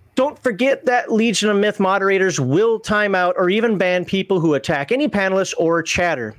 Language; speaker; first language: English; native; English